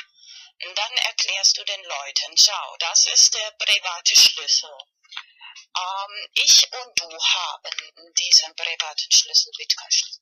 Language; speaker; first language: German; non-native, fluent; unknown